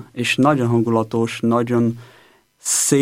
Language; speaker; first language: Hungarian; non-native, learner; Portuguese